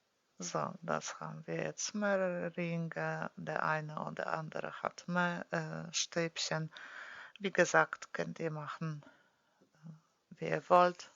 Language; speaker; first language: German; non-native, fluent; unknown